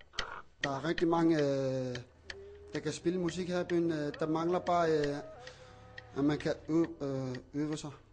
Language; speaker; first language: Danish; non-native, local second language; Kalaallisut